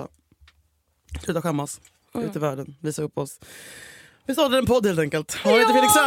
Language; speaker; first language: Swedish; native; Swedish